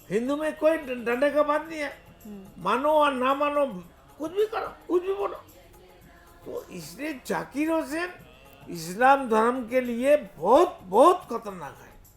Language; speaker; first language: Hindi; non-native, local second language; Bangla